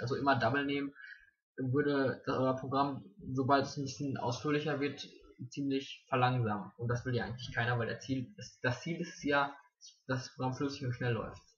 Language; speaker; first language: German; native; German